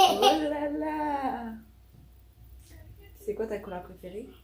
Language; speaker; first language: French; native; French